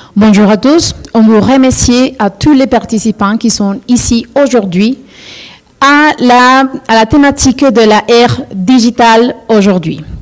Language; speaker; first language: French; non-native, fluent; Spanish